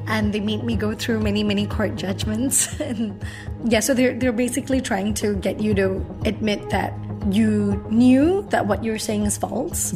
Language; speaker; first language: English; non-native, local second language; Tamil